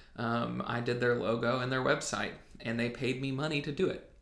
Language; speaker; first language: English; native; English